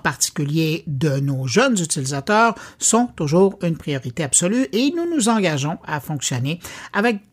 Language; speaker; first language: French; native; French